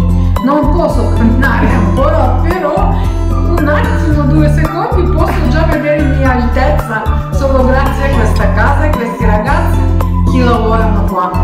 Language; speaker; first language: Italian; non-native, learner; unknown